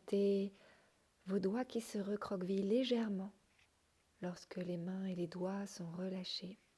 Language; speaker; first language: French; native; French